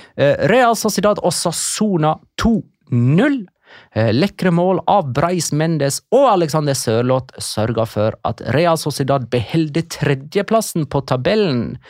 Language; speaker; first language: Norwegian; native; Norwegian